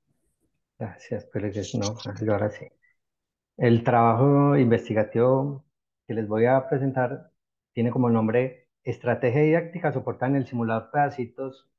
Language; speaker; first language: Spanish; native; Spanish